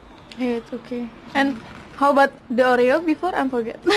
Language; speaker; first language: English; non-native, learner; Indonesian